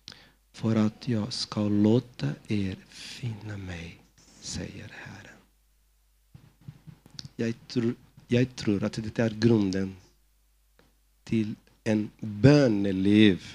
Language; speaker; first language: Swedish; non-native, fluent; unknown